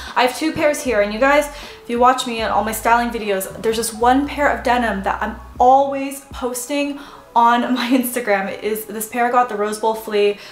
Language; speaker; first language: English; native; English